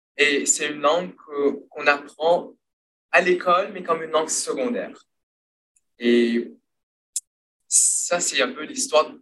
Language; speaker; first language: French; non-native, local second language; Morisyen